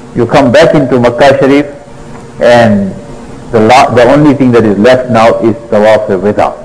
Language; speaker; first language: English; native; English